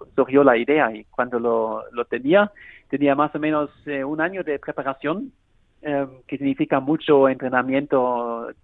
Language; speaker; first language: Spanish; non-native, fluent; German